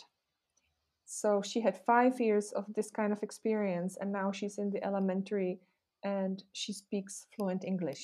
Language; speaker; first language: English; non-native, fluent; Czech